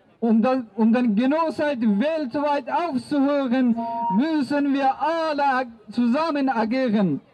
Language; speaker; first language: German; non-native, fluent; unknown